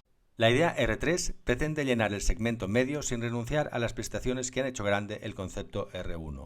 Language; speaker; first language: Spanish; native; Spanish